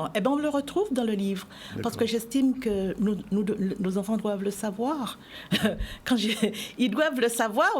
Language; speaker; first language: French; native; French